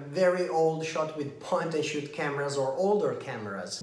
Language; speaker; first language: English; non-native, fluent; Italian